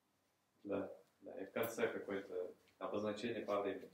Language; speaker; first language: Russian; native; Russian